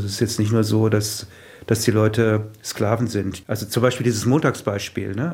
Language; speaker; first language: German; native; German